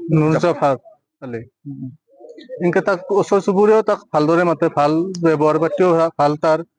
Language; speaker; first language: Assamese; native; Assamese